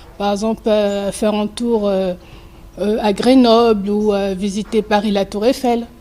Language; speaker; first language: French; early bilingual, other home language; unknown